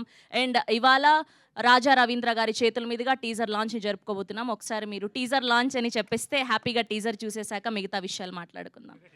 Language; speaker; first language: Telugu; native; Telugu